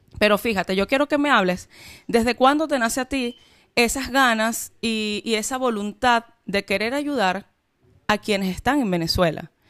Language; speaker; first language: Spanish; native; Spanish